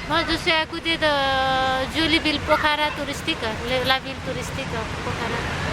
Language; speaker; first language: French; non-native, fluent; Nepali